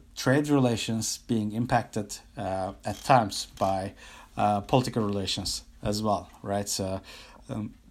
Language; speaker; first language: English; non-native, fluent; Turkish